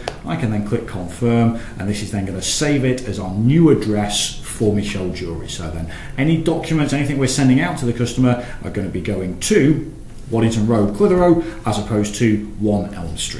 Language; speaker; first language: English; native; English